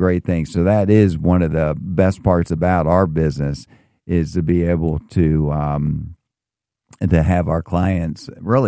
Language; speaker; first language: English; native; English